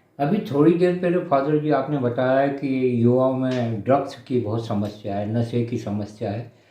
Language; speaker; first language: Hindi; native; Hindi